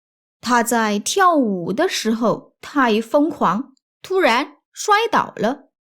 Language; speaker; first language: Chinese; native; Chinese